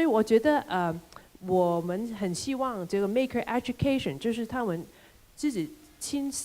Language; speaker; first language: Chinese; non-native, local second language; Cantonese